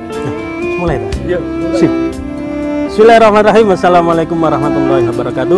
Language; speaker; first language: Indonesian; non-native, local second language; Javanese